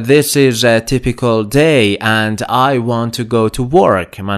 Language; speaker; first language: English; non-native, fluent; Persian